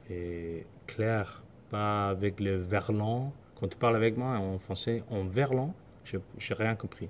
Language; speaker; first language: French; non-native, learner; Somali